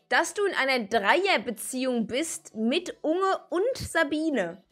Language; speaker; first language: German; native; German